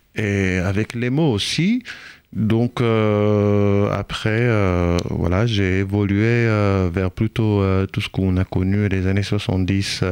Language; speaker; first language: French; non-native, fluent; Hebrew